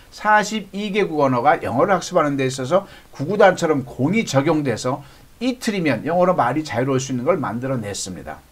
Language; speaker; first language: Korean; native; Korean